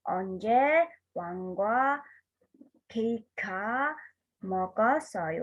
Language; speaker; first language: Korean; non-native, fluent; Mongolian